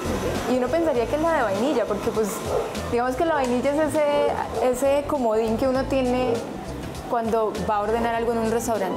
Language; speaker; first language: Spanish; native; Spanish